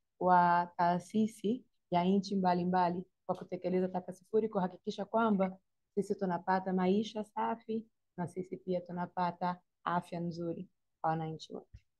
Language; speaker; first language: Swahili; non-native, fluent; Portuguese